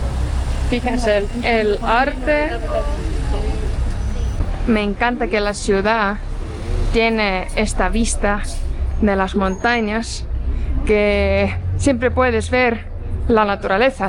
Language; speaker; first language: Spanish; non-native, fluent; Estonian